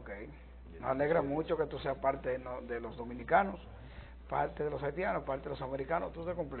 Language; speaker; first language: Spanish; native; Spanish